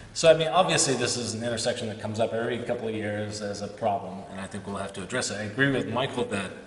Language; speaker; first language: English; native; English